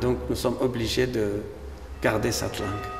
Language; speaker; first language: French; non-native, fluent; Aramaic